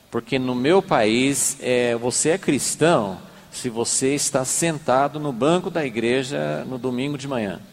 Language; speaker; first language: Portuguese; native; Portuguese